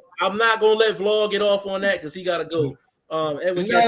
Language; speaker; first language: English; native; English